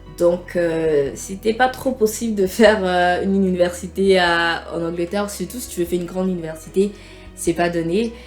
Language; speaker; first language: French; native; French